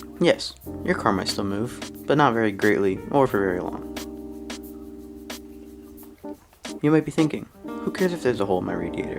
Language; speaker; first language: English; native; English